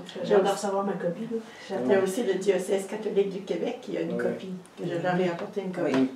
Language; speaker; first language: French; native; French